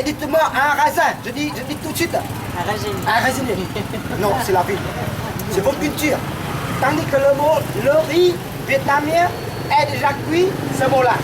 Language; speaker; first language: French; non-native, fluent; Vietnamese